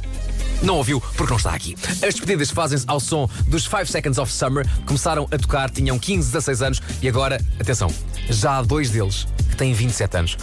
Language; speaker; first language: Portuguese; native; Portuguese